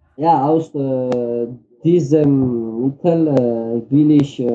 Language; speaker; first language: German; non-native, learner; Armenian